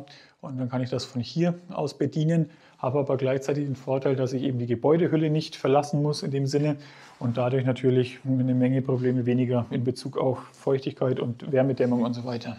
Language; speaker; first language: German; native; German